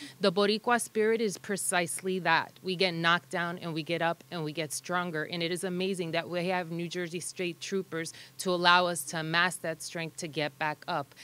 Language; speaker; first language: English; early bilingual, other home language; Spanish